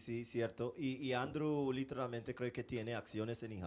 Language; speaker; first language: Spanish; non-native, fluent; English